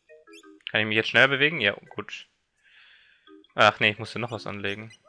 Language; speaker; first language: German; native; German